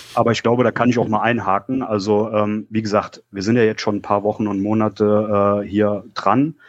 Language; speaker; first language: German; native; German